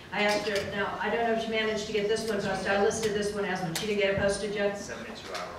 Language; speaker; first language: English; native; English